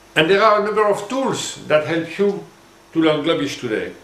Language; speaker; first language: English; non-native, fluent; French